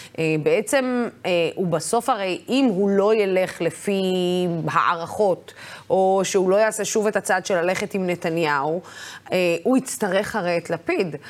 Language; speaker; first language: Hebrew; non-native, local second language; Arabic